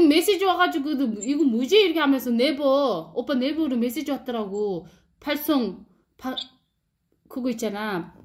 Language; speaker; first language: Korean; non-native, fluent; Uzbek